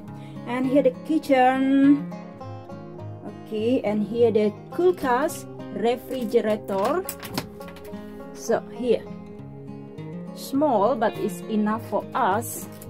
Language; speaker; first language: English; non-native, learner; Indonesian